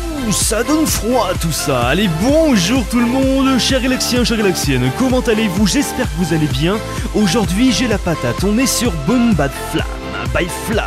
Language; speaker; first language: French; native; French